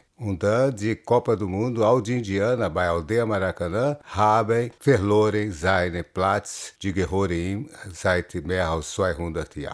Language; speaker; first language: German; non-native, learner; Portuguese